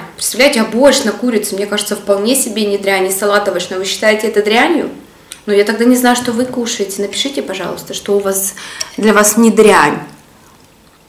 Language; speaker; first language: Russian; native; Russian